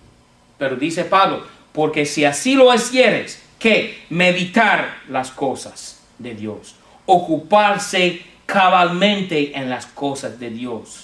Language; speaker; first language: Spanish; non-native, fluent; English